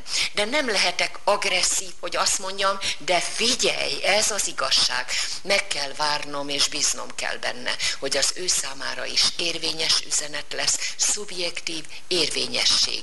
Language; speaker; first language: Hungarian; native; Hungarian